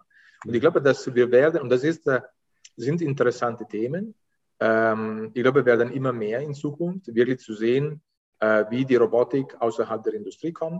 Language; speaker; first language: German; non-native, fluent; Italian